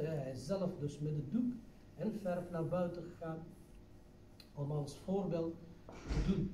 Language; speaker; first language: Dutch; non-native, fluent; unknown